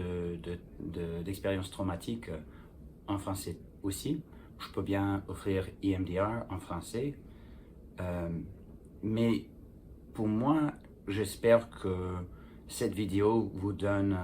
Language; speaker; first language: French; non-native, fluent; English